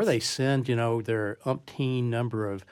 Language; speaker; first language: English; native; English